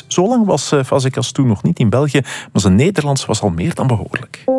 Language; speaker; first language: Dutch; native; Dutch